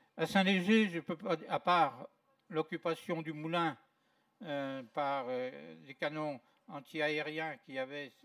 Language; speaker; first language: French; native; French